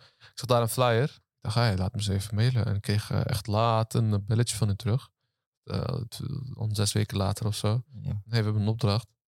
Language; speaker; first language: Dutch; early bilingual, other home language; Turkish